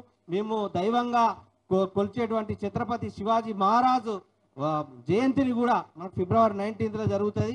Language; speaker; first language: Telugu; native; Telugu